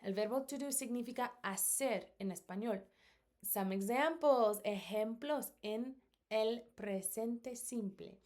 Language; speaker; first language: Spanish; non-native, fluent; English